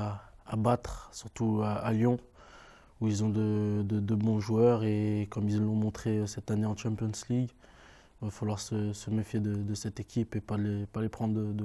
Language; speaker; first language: French; native; French